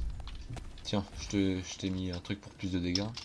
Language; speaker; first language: French; native; French